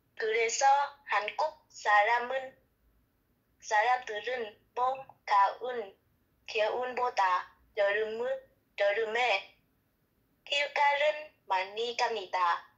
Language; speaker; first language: Korean; non-native, learner; Vietnamese